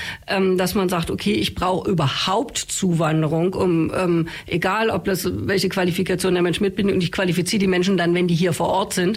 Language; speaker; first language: German; native; German